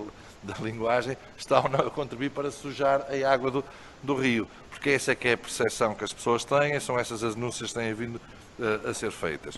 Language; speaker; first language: Portuguese; native; Portuguese